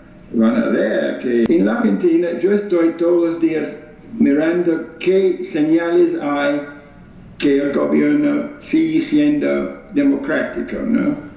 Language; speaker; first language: Spanish; non-native, fluent; English